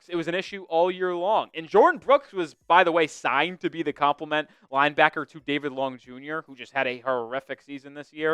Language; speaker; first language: English; native; English